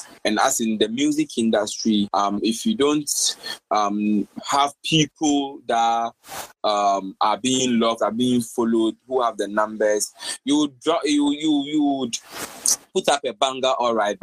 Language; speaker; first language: English; non-native, local second language; Akan